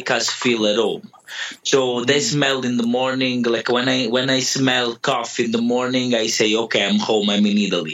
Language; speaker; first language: English; non-native, fluent; Italian